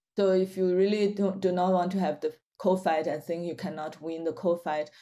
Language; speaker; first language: English; non-native, fluent; Chinese